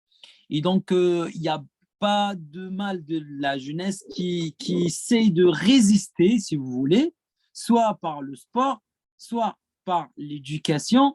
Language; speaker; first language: French; non-native, fluent; Arabic